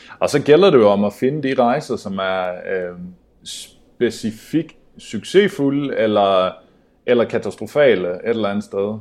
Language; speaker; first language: Danish; native; Danish